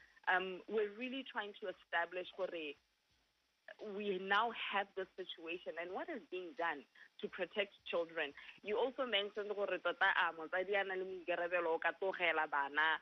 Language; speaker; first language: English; non-native, local second language; Tswana